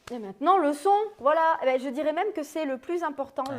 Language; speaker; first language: French; native; French